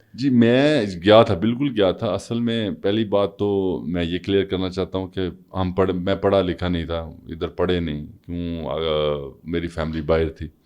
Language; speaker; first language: Urdu; non-native, local second language; Punjabi